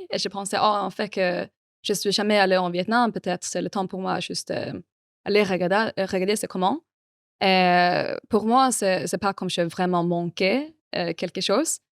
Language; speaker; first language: French; non-native, fluent; Swedish